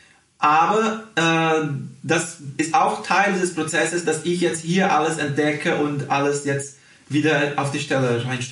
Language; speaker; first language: German; early bilingual, heritage; Portuguese